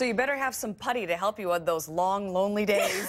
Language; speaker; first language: English; native; English